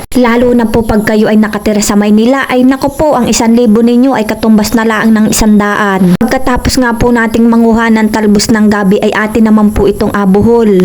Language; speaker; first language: Filipino; native; Filipino